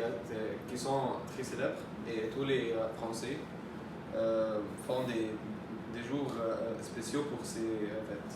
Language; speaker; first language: French; non-native, learner; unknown